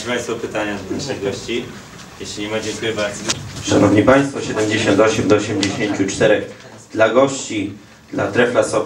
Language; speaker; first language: Polish; native; Polish